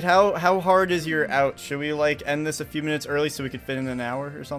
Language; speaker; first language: English; native; English